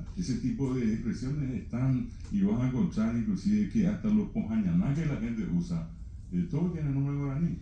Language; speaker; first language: Spanish; native; Spanish